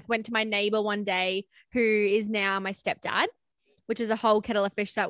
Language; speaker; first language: English; native; English